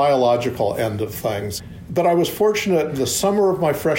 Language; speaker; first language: English; native; English